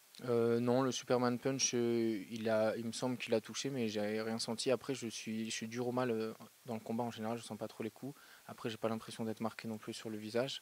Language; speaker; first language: French; native; French